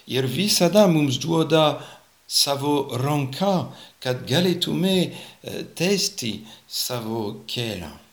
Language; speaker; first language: Lithuanian; non-native, fluent; French